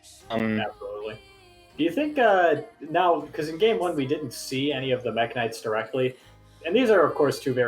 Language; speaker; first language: English; native; English